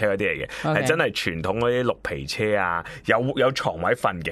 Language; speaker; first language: Cantonese; native; Cantonese